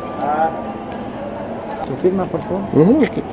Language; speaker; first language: Spanish; non-native, learner; Russian